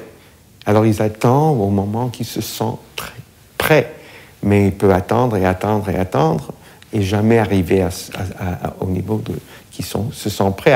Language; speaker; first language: French; non-native, fluent; English